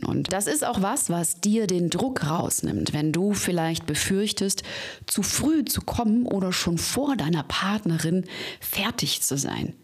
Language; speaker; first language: German; native; German